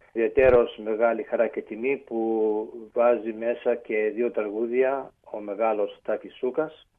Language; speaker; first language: Greek; early bilingual, heritage; Greek